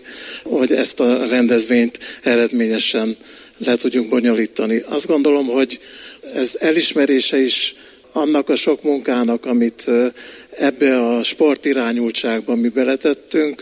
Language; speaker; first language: Hungarian; native; Hungarian